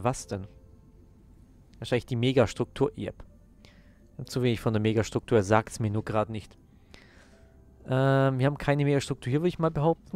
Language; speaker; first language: German; native; German